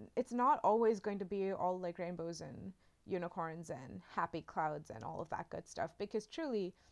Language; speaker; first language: English; non-native, local second language; Hindi